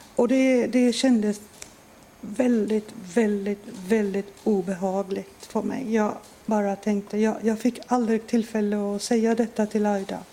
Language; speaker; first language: Swedish; non-native, fluent; Persian